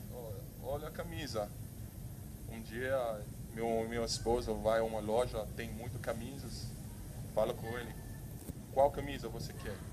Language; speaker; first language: Portuguese; non-native, learner; English